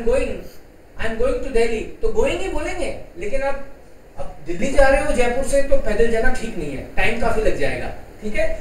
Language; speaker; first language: Hindi; non-native, local second language; Gujarati